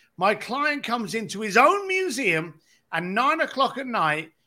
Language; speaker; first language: English; native; English